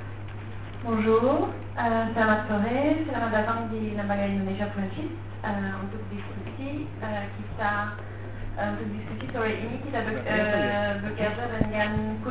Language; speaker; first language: Indonesian; non-native, fluent; French